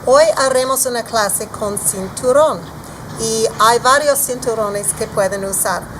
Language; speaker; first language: Spanish; non-native, fluent; English